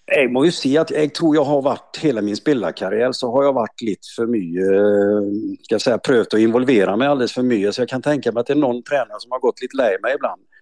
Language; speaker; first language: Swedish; native; Swedish